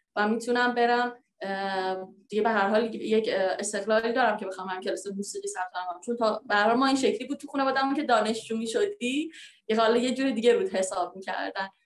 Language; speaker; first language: Persian; native; Persian